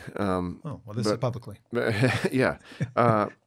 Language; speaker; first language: English; native; English